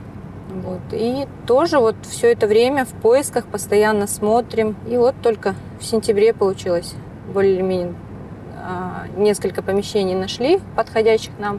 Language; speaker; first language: Russian; native; Russian